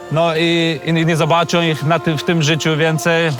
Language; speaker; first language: Polish; early bilingual, other home language; Chechen